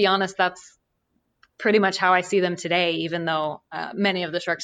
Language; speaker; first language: English; native; English